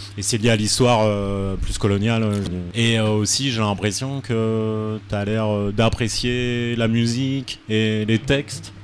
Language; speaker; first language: French; native; French